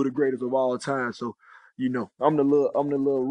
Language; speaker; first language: English; native; English